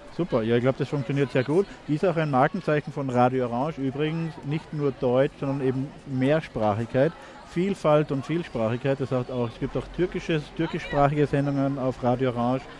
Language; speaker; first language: German; native; German